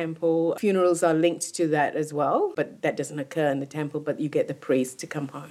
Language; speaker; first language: English; non-native, local second language; Tamil